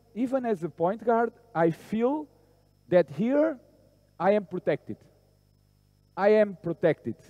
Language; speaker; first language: English; non-native, fluent; Portuguese